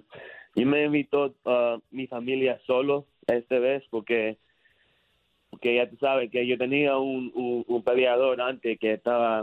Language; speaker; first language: Spanish; early bilingual, heritage; English